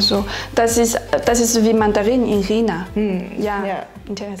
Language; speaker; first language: German; non-native, learner; Chinese